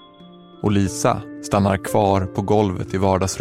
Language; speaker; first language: Swedish; native; Swedish